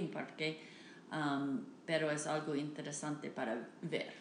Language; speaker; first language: Spanish; non-native, fluent; English